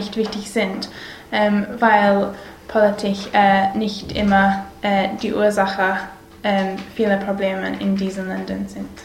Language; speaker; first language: German; non-native, learner; English